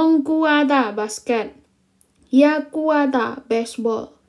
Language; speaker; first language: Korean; non-native, fluent; Indonesian